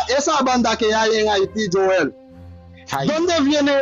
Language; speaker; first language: Spanish; non-native, learner; Haitian Creole